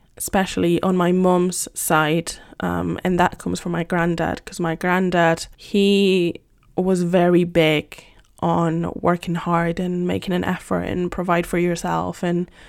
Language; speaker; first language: English; non-native, fluent; Spanish